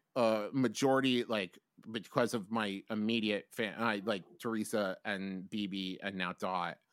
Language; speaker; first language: English; native; English